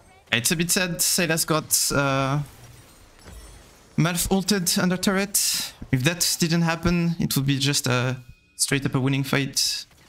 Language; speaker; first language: English; non-native, fluent; French